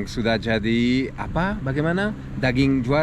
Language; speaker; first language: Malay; non-native, fluent; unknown